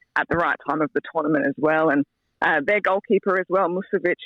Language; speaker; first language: English; native; English